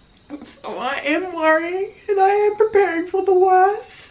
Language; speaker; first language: English; native; English